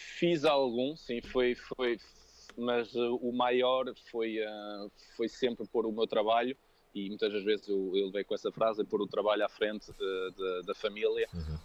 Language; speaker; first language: Portuguese; early bilingual, other home language; French